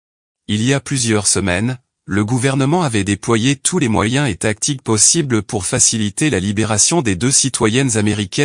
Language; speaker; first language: French; non-native, local second language; Haitian Creole